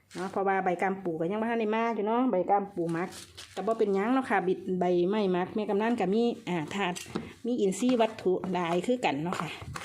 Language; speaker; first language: Thai; native; Thai